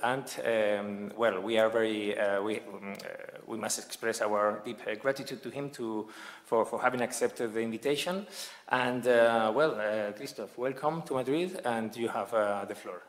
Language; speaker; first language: English; non-native, fluent; Spanish